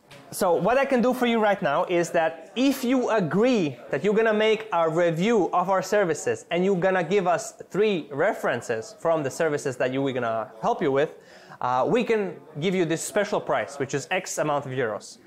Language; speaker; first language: English; non-native, fluent; Latvian